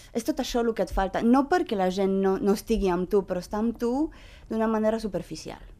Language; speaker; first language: Catalan; non-native, fluent; Romanian